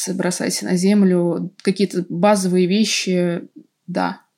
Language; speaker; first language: Russian; native; Russian